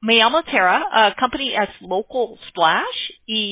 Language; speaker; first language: Spanish; non-native, learner; English